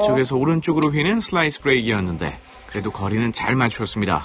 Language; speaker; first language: Korean; native; Korean